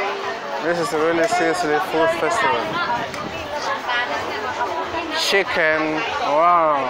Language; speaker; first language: English; non-native, learner; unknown